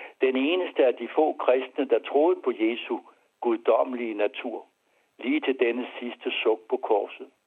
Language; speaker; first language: Danish; early bilingual, other home language; French